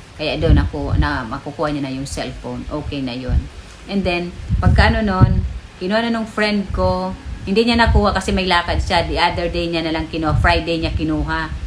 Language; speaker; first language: Filipino; non-native, local second language; Bikol